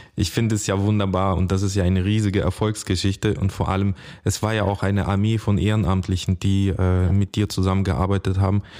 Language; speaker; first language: German; early bilingual, other home language; Russian